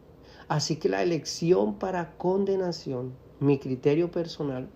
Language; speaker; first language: Spanish; native; Spanish